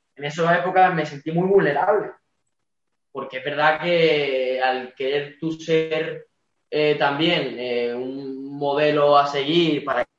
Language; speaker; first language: Spanish; native; Spanish